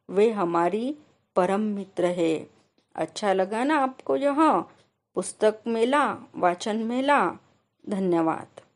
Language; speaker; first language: Hindi; non-native, local second language; Marathi